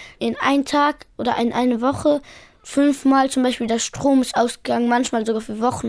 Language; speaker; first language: German; early bilingual, other home language; Pashto